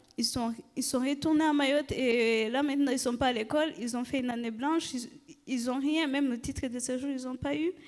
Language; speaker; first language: French; non-native, fluent; Kinyarwanda